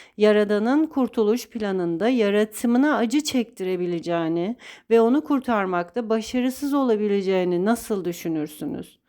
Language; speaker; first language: Turkish; native; Turkish